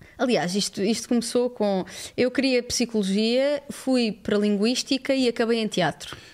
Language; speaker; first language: Portuguese; native; Portuguese